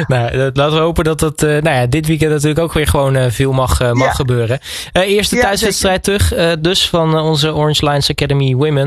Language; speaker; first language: Dutch; native; Dutch